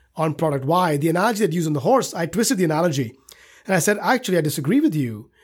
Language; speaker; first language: English; non-native, local second language; Hindi